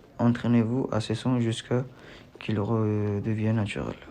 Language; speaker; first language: French; non-native, learner; Tamil